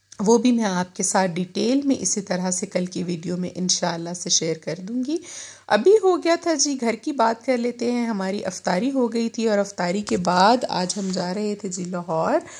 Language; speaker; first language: Urdu; native; Urdu